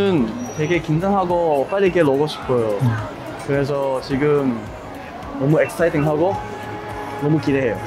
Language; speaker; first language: Korean; non-native, learner; Cantonese